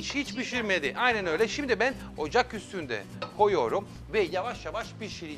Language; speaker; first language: Turkish; non-native, fluent; Italian